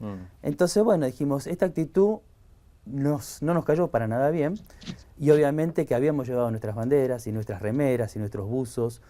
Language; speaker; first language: Spanish; native; Spanish